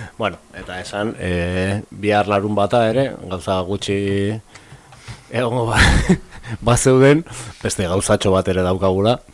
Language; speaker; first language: Basque; native; Basque